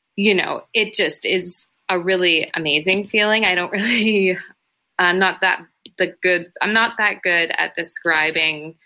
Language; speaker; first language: English; native; English